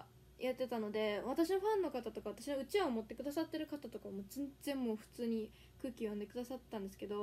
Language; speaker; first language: Japanese; native; Japanese